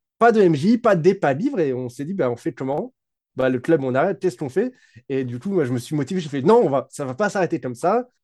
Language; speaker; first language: French; native; French